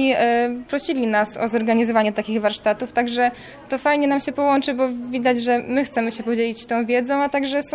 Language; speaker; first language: Polish; native; Polish